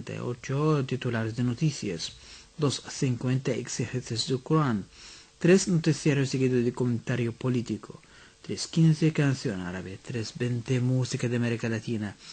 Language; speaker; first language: Spanish; non-native, fluent; Arabic